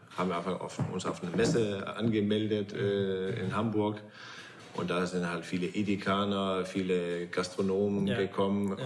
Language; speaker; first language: German; non-native, fluent; Danish